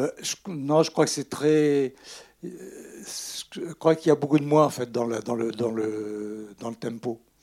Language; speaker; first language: French; native; French